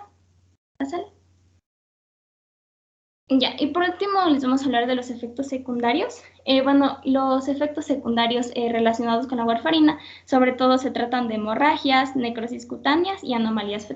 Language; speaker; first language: Spanish; native; Spanish